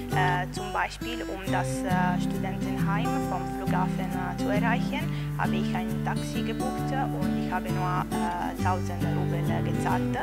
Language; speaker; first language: German; non-native, learner; Italian